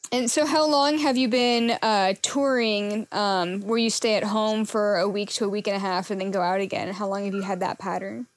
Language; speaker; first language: English; native; English